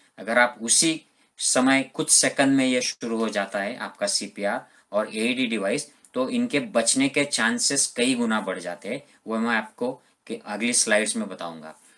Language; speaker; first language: Hindi; non-native, local second language; Marathi